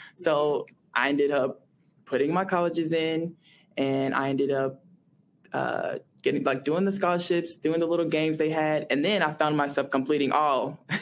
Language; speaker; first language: English; native; English